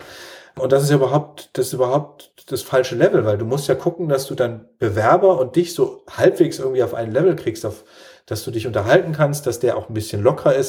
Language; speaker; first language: German; native; German